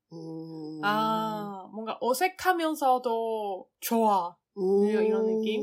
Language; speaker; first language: Korean; non-native, learner; Chinese